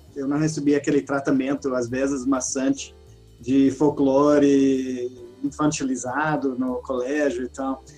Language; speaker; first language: Portuguese; non-native, fluent; English